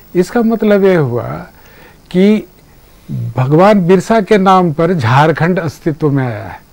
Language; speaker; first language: Hindi; native; Hindi